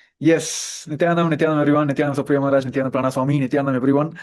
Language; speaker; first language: English; non-native, local second language; Tamil